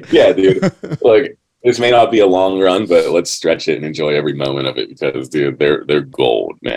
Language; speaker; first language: English; native; English